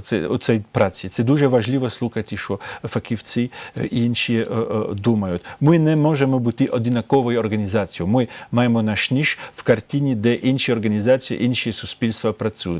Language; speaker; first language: Ukrainian; non-native, fluent; French